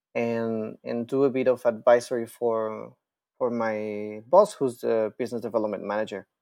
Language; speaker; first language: English; non-native, fluent; Spanish